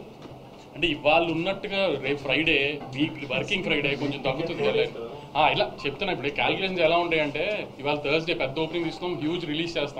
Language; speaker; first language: Telugu; native; Telugu